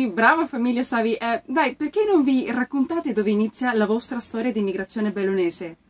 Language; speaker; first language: Italian; non-native, fluent; Spanish